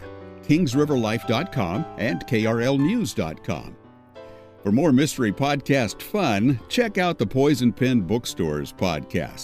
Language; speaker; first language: English; native; English